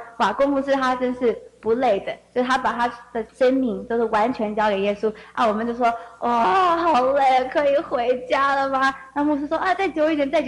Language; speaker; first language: Chinese; early bilingual, heritage; Chinese